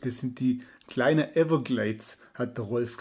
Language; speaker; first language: German; native; German